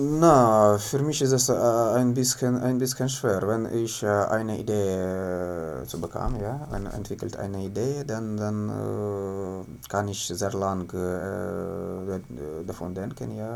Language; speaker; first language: German; non-native, learner; Ukrainian